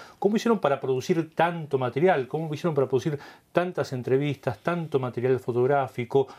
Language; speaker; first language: Spanish; native; Spanish